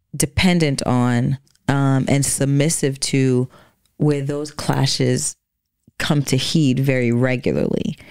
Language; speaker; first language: English; native; English